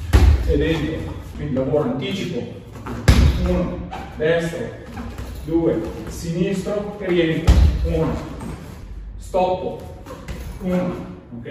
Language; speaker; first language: Italian; native; Italian